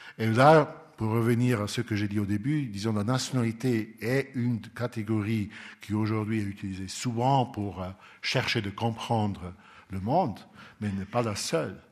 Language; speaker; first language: French; non-native, local second language; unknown